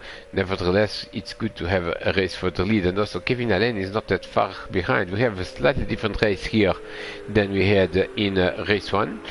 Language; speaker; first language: English; non-native, fluent; Portuguese